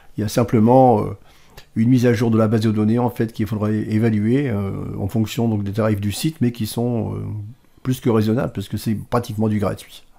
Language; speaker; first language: French; native; French